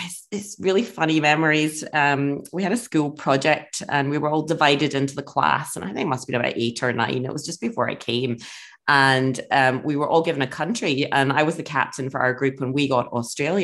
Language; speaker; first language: English; native; English